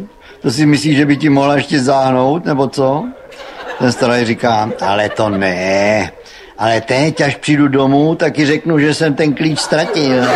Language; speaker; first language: Czech; native; Czech